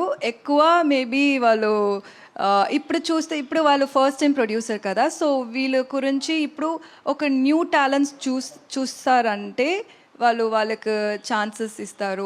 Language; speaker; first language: Telugu; non-native, learner; Tamil